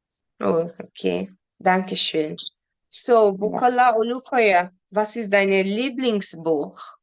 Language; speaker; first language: German; non-native, learner; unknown